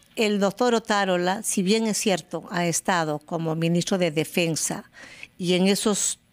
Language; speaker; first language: Spanish; native; Spanish